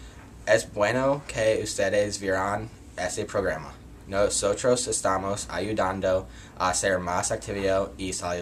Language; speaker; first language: Spanish; non-native, learner; English